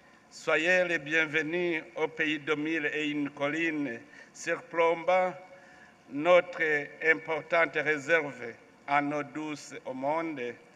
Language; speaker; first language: French; non-native, local second language; Rundi